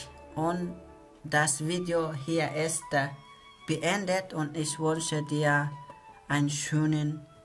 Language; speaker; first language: German; non-native, learner; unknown